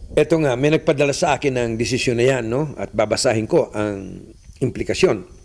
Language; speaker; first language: Filipino; native; Filipino